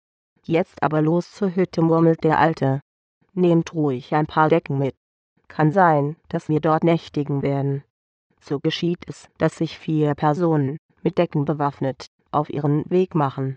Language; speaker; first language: German; native; German